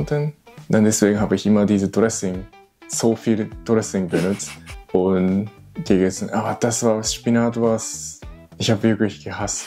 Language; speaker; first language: German; non-native, learner; Japanese